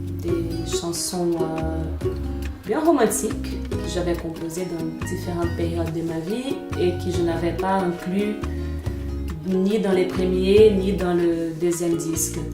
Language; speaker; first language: French; non-native, fluent; Portuguese